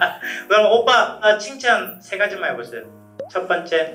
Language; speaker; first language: Korean; native; Korean